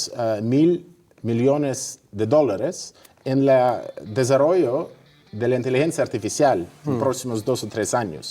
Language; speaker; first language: Spanish; non-native, fluent; Russian